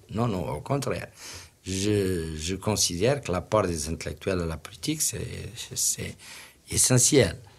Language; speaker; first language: French; non-native, fluent; Portuguese